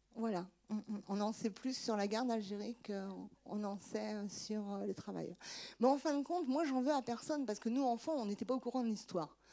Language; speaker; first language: French; native; French